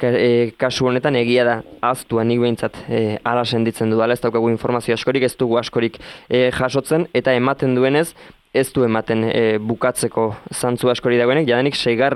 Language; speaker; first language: Basque; native; Basque